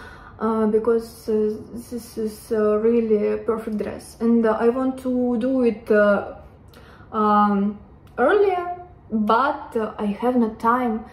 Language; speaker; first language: English; non-native, learner; Russian